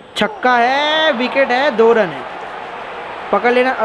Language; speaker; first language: Hindi; non-native, local second language; Bangla